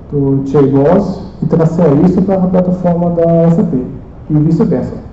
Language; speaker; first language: Portuguese; non-native, fluent; German